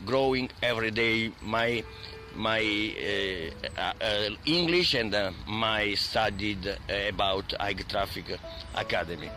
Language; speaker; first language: English; non-native, learner; Italian